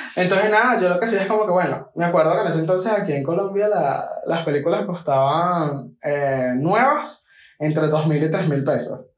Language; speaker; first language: Spanish; native; Spanish